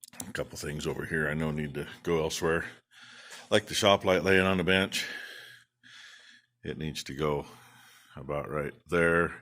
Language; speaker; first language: English; native; English